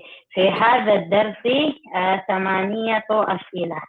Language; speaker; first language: Arabic; non-native, learner; Filipino